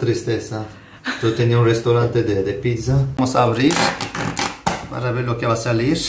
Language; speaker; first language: Spanish; non-native, fluent; Turkish